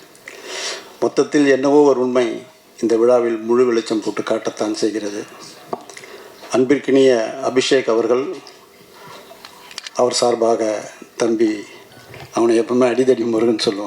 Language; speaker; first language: Tamil; native; Tamil